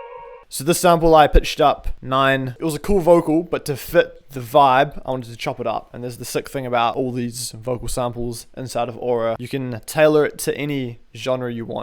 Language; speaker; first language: English; native; English